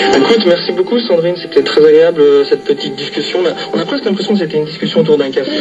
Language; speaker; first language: French; native; French